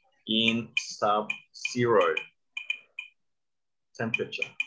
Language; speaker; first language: English; non-native, fluent; Spanish